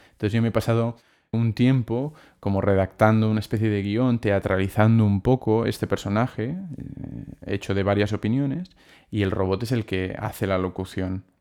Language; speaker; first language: Spanish; non-native, local second language; Catalan